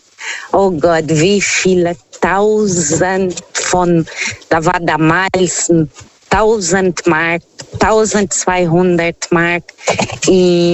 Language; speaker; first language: German; non-native, learner; Portuguese